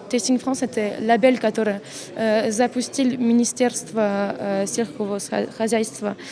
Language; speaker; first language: Russian; non-native, fluent; French